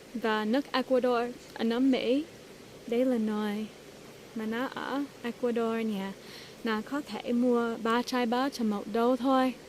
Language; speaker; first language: Vietnamese; early bilingual, heritage; English